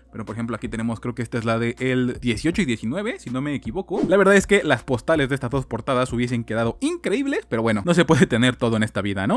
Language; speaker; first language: Spanish; native; Spanish